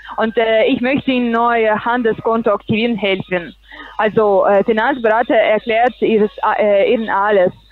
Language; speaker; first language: German; non-native, learner; Russian